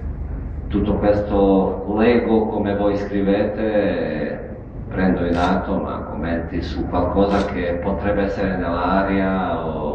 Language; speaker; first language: Italian; non-native, fluent; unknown